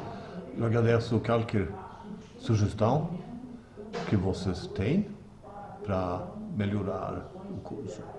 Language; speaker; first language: Portuguese; non-native, learner; Swedish